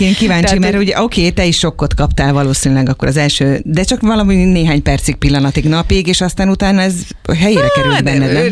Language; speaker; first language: Hungarian; native; Hungarian